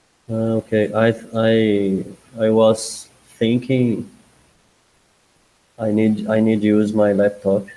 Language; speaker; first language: English; non-native, learner; Portuguese